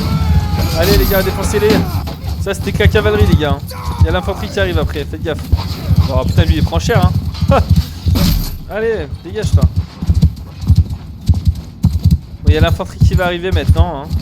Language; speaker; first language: French; native; French